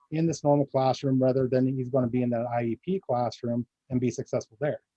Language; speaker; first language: English; early bilingual, other home language; Filipino